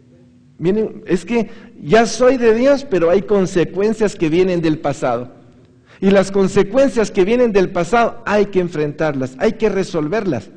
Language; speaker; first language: Spanish; native; Spanish